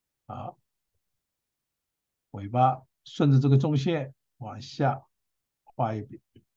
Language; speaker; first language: Chinese; native; Chinese